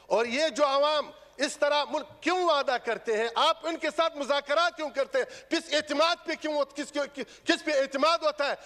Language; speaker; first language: Urdu; non-native, local second language; Pashto